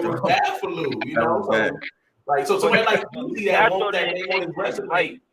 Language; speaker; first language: English; native; English